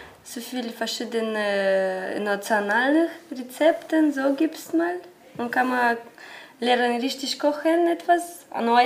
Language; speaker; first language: German; non-native, learner; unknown